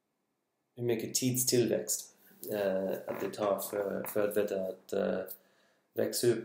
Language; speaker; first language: Swedish; non-native, learner; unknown